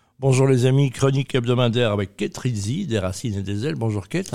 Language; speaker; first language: French; native; French